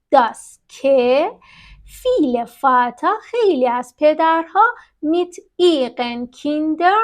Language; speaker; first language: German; non-native, fluent; Persian